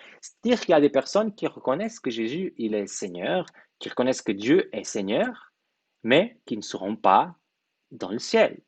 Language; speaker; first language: French; non-native, fluent; Portuguese